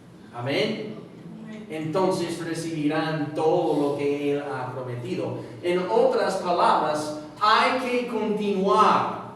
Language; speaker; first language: Spanish; non-native, fluent; English